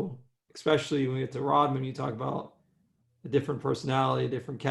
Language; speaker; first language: English; native; English